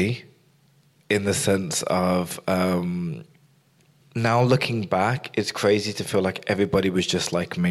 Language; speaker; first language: English; native; English